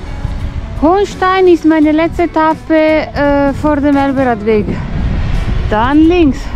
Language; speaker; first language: German; non-native, fluent; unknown